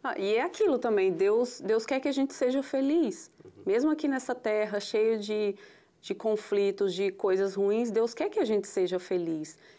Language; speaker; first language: Portuguese; native; Portuguese